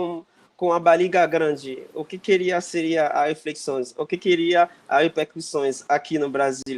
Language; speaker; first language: Portuguese; non-native, fluent; Haitian Creole